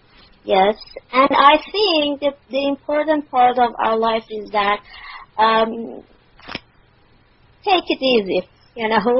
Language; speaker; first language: English; non-native, learner; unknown